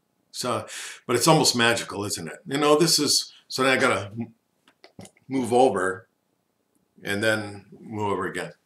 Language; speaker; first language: English; native; English